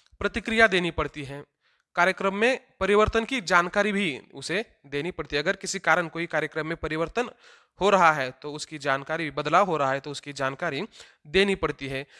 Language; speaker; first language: Hindi; non-native, local second language; Marathi